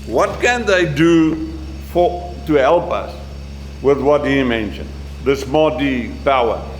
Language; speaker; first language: English; non-native, local second language; Afrikaans